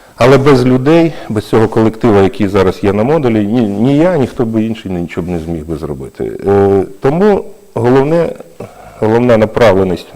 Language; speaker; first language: Ukrainian; native; Ukrainian